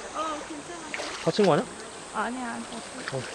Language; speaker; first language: Korean; non-native, learner; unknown